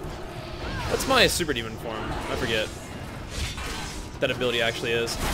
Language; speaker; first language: English; native; English